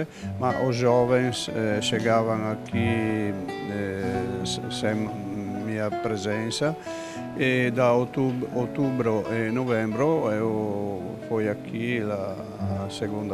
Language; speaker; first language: Portuguese; non-native, learner; Italian